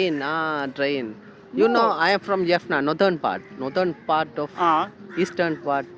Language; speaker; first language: English; non-native, local second language; Tamil